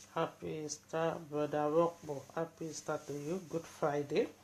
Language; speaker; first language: English; non-native, local second language; Yoruba